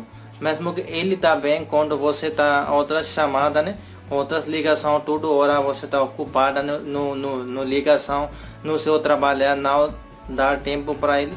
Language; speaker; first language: Portuguese; non-native, learner; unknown